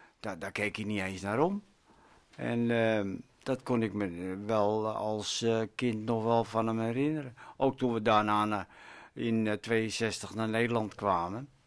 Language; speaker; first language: Dutch; early bilingual, other home language; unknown